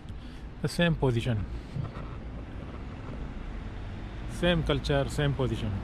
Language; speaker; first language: English; non-native, learner; Urdu